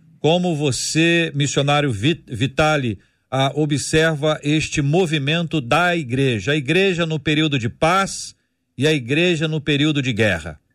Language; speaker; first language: Portuguese; native; Portuguese